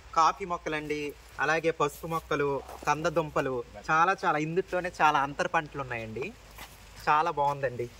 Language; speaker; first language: Telugu; native; Telugu